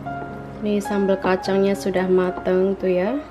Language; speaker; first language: Indonesian; native; Indonesian